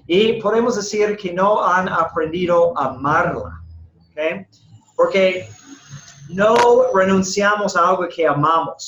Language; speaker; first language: Spanish; non-native, fluent; English